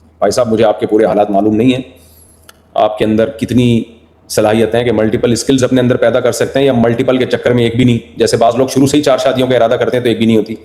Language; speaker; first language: Urdu; native; Urdu